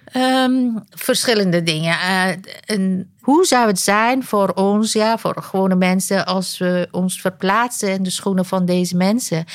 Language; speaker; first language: Dutch; non-native, fluent; Persian